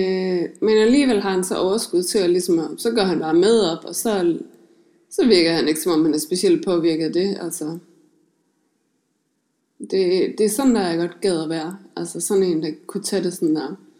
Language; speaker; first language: Danish; native; Danish